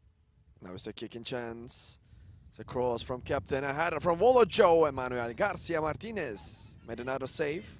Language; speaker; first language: English; non-native, fluent; Turkish